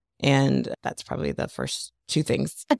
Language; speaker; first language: English; native; English